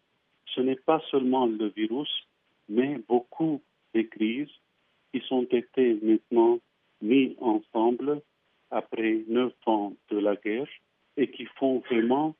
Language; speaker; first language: French; non-native, fluent; Arabic